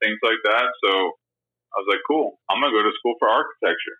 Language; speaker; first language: English; native; English